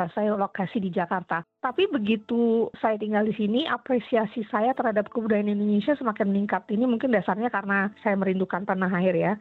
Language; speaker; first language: Indonesian; native; Indonesian